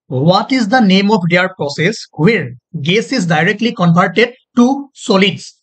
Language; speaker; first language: English; non-native, local second language; Assamese